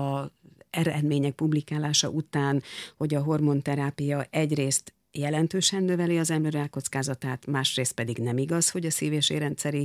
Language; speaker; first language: Hungarian; native; Hungarian